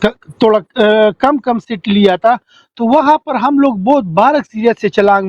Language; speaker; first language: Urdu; non-native, local second language; Pashto